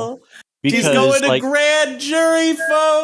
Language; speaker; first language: English; native; English